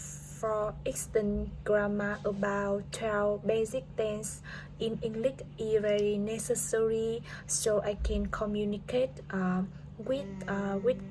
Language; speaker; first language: English; non-native, learner; Vietnamese